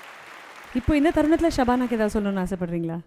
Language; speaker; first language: Tamil; native; Tamil